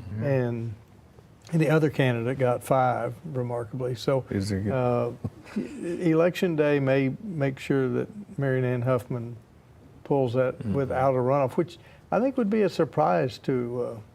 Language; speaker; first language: English; native; English